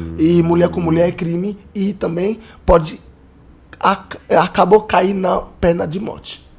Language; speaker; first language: Portuguese; non-native, learner; Haitian Creole